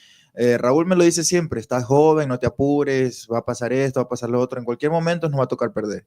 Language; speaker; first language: Spanish; native; Spanish